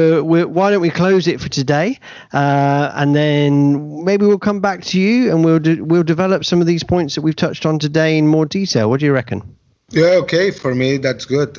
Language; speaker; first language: English; non-native, learner; Catalan